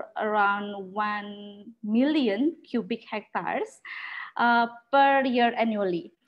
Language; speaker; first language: English; non-native, learner; Indonesian